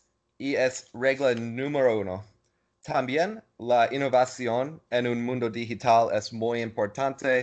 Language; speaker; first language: Spanish; non-native, learner; English